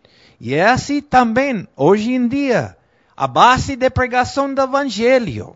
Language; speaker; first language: Portuguese; non-native, fluent; Spanish